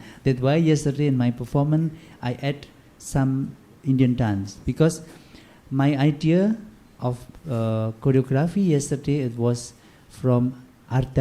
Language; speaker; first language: English; non-native, learner; Indonesian